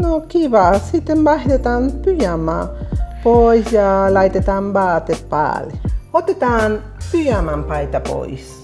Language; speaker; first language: Finnish; non-native, learner; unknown